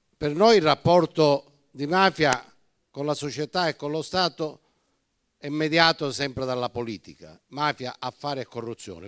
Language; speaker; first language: Italian; native; Italian